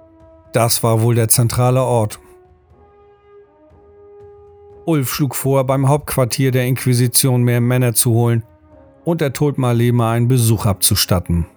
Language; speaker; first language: German; native; German